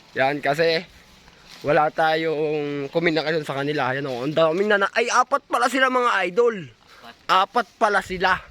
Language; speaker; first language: Filipino; native; Filipino